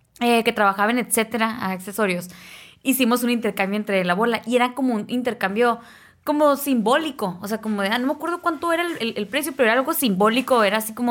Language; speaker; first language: Spanish; native; Spanish